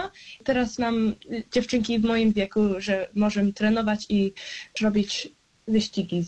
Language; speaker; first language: Polish; early bilingual, heritage; Polish